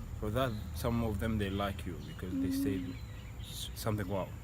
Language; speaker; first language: English; non-native, learner; Arabic